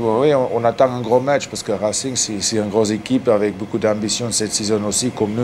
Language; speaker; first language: French; non-native, learner; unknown